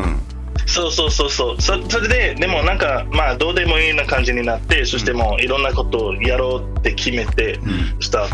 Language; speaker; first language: Japanese; non-native, fluent; English